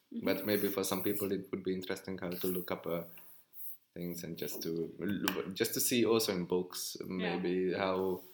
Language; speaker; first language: English; non-native, fluent; Hungarian